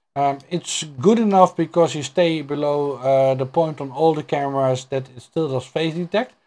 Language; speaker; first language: English; non-native, fluent; Dutch